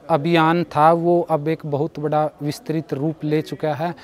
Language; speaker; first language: Hindi; native; Hindi